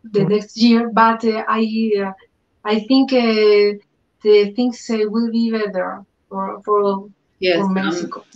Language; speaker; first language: English; non-native, learner; Spanish